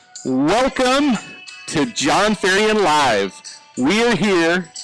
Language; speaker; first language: English; native; English